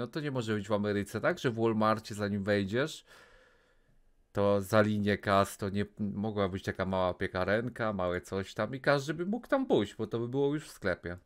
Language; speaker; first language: Polish; native; Polish